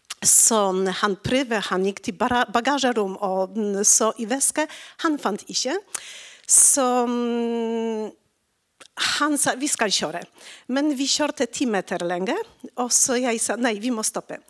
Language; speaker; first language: Norwegian; non-native, learner; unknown